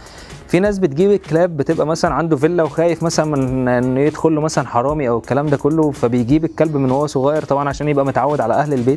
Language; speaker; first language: Arabic; native; Arabic